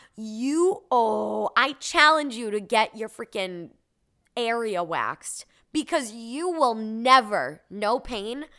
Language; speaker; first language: English; native; English